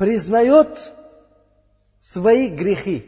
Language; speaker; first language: Russian; non-native, learner; Uzbek